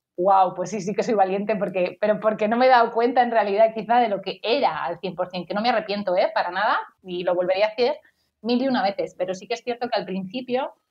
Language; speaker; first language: Spanish; native; Spanish